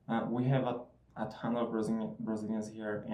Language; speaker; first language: English; non-native, fluent; Portuguese